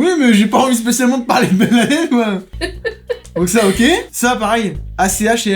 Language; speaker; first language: French; native; French